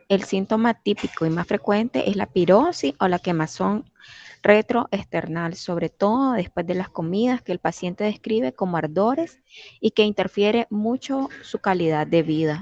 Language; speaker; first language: Spanish; native; Spanish